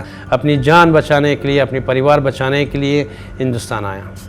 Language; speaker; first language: Hindi; non-native, learner; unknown